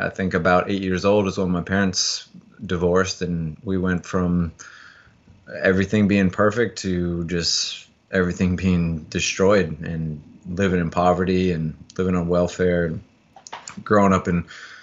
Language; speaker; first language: English; native; English